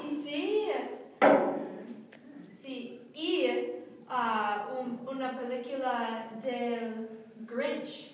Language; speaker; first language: Spanish; non-native, learner; English